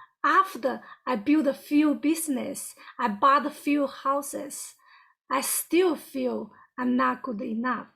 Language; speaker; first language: English; non-native, fluent; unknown